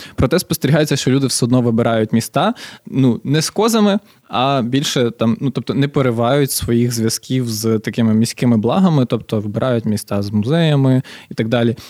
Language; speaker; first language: Ukrainian; native; Ukrainian